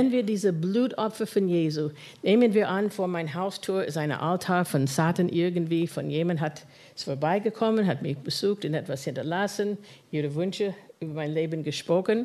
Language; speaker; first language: German; non-native, fluent; English